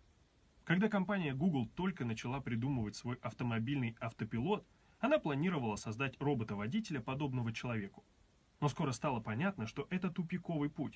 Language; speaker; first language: Russian; native; Russian